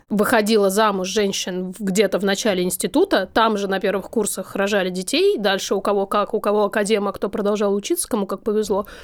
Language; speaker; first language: Russian; native; Russian